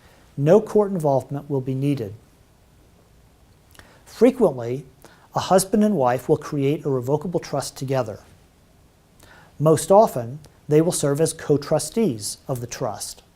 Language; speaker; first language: English; native; English